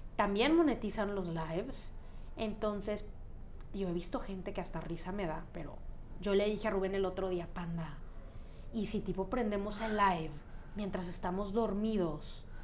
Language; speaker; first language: Spanish; native; Spanish